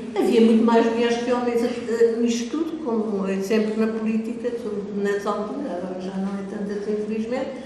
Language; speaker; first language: Portuguese; native; Portuguese